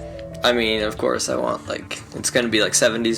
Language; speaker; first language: English; native; English